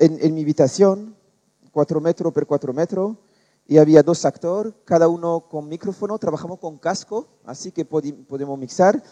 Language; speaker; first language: Spanish; non-native, learner; French